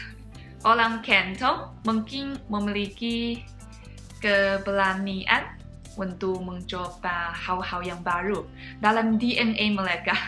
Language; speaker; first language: Indonesian; non-native, fluent; Chinese